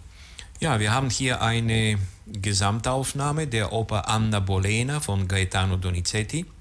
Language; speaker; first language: German; native; German